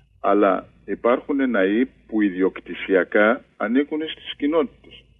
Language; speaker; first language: Greek; early bilingual, heritage; Greek